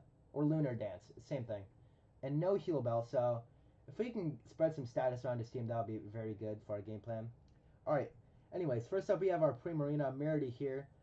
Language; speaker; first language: English; native; English